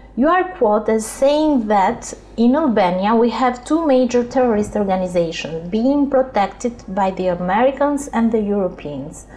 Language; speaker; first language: English; non-native, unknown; Albanian